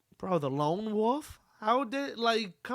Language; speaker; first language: English; native; English